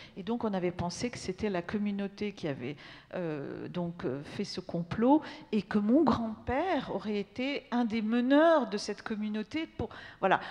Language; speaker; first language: French; native; French